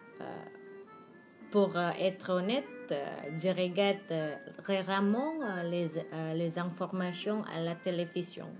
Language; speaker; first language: French; non-native, learner; Indonesian